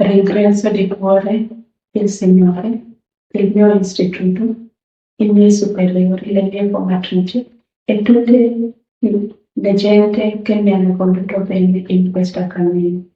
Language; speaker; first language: Italian; non-native, learner; Luo (Kenya and Tanzania)